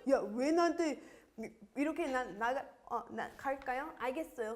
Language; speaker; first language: Korean; non-native, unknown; English